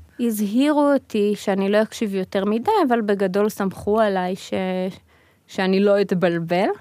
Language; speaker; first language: Hebrew; early bilingual, other home language; Russian